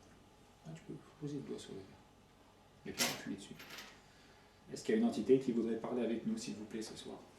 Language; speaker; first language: French; native; French